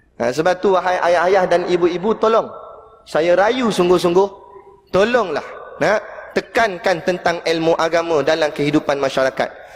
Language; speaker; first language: Malay; native; Malay